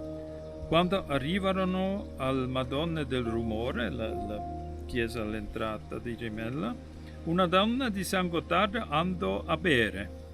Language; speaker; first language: Italian; non-native, fluent; German